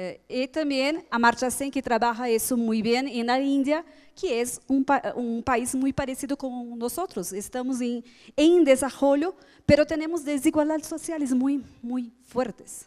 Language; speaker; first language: Spanish; non-native, fluent; Portuguese